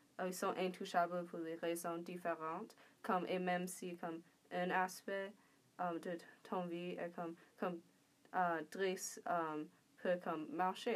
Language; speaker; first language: French; non-native, learner; English